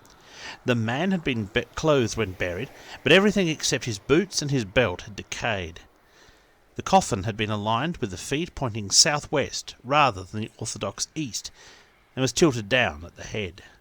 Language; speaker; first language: English; native; English